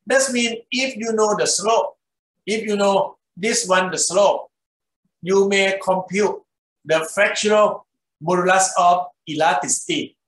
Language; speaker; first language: English; non-native, fluent; Thai